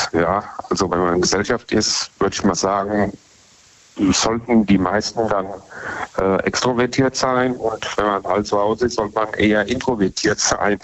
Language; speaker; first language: German; native; German